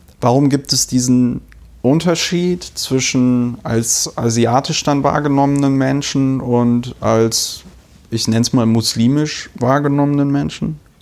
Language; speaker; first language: German; native; German